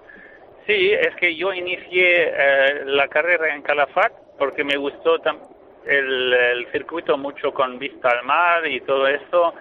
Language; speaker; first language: Spanish; non-native, fluent; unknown